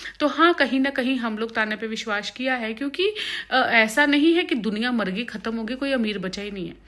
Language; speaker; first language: Hindi; non-native, local second language; Punjabi